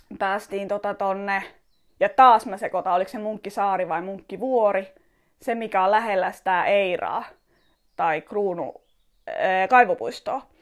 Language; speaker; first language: Finnish; early bilingual, other home language; Estonian